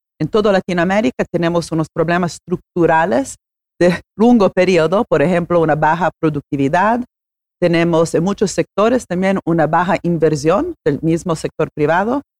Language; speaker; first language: Spanish; non-native, fluent; Italian